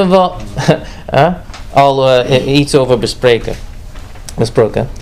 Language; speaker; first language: Dutch; non-native, fluent; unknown